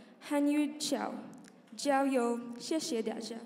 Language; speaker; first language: Chinese; non-native, learner; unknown